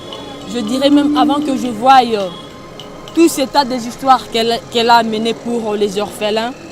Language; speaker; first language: French; non-native, local second language; Lingala